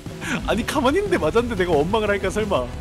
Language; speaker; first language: Korean; native; Korean